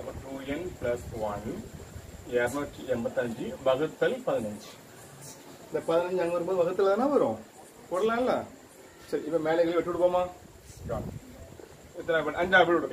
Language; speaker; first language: Tamil; native; Tamil